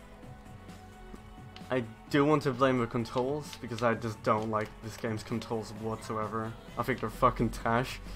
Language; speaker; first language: English; native; English